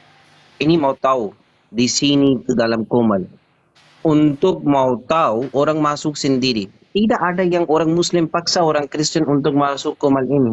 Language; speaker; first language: Indonesian; non-native, learner; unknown